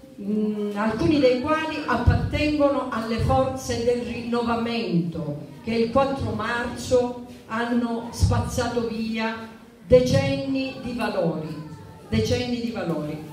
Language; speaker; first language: Italian; native; Italian